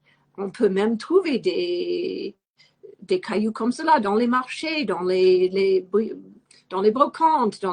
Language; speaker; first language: French; non-native, fluent; English